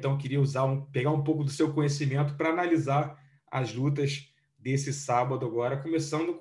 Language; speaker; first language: Portuguese; native; Portuguese